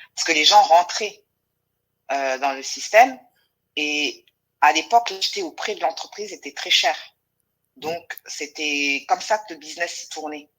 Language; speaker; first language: French; non-native, local second language; Wolof